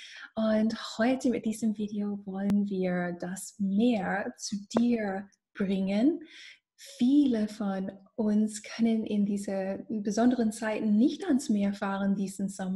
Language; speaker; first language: German; non-native, fluent; English